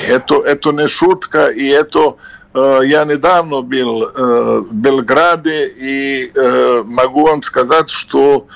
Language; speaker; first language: Russian; non-native, fluent; Serbian